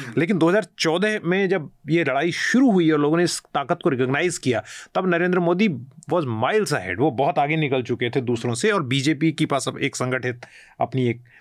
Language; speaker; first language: Hindi; native; Hindi